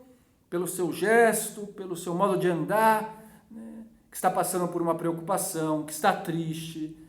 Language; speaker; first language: Portuguese; native; Portuguese